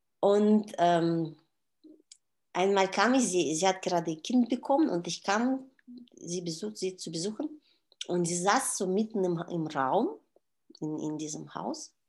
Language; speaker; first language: German; non-native, fluent; Russian